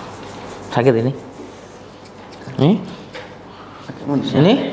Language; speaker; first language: Indonesian; native; Indonesian